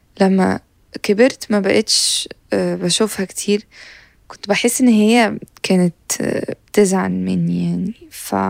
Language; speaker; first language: Arabic; native; Arabic